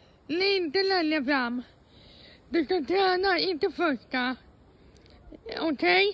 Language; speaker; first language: Swedish; non-native, fluent; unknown